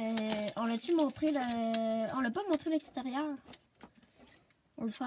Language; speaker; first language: French; native; French